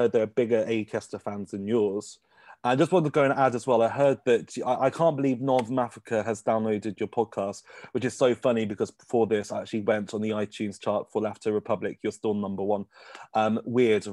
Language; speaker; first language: English; native; English